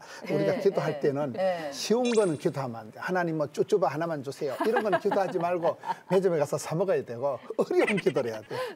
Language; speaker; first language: Korean; native; Korean